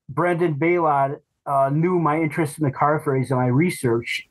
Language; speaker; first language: English; native; English